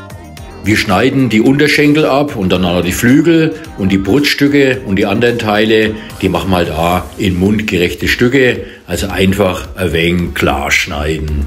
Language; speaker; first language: German; native; German